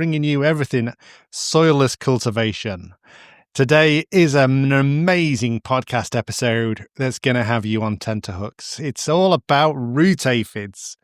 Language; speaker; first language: English; native; English